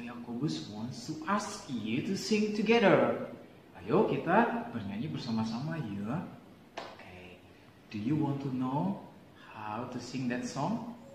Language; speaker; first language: English; non-native, fluent; Indonesian